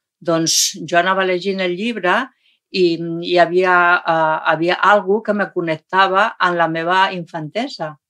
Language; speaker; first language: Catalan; non-native, local second language; Spanish